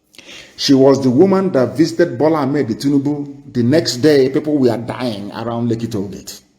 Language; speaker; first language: English; non-native, local second language; Igbo